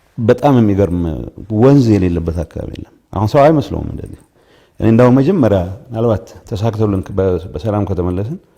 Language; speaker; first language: Amharic; non-native, local second language; Tigrinya